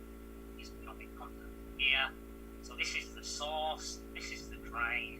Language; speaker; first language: English; native; English